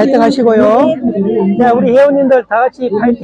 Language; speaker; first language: Korean; native; Korean